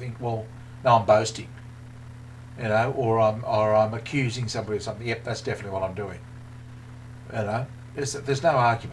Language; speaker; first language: English; native; English